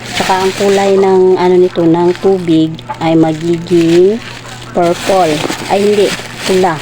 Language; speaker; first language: Filipino; non-native, local second language; Cebuano